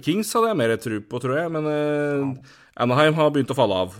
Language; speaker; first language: Norwegian; native; Norwegian